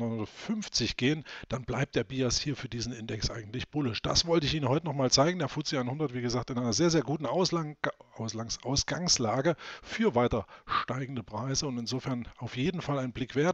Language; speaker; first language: German; native; German